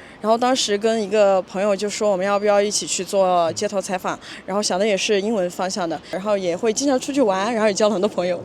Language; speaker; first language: Chinese; native; Chinese